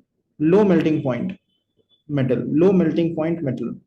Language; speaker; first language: English; non-native, local second language; Hindi